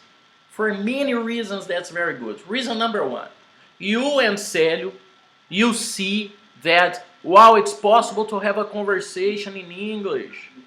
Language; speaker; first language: English; non-native, fluent; Portuguese